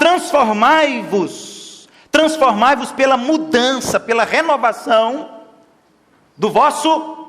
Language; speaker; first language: Portuguese; native; Portuguese